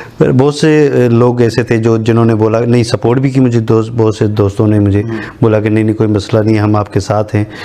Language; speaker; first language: Urdu; non-native, local second language; Sindhi